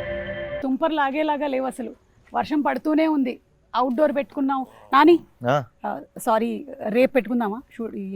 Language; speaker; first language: Telugu; native; Telugu